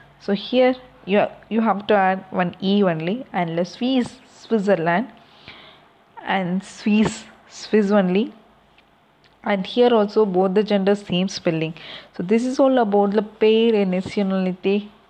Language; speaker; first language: English; non-native, local second language; Tamil